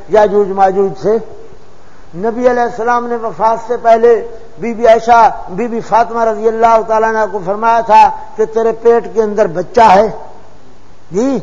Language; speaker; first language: Urdu; non-native, local second language; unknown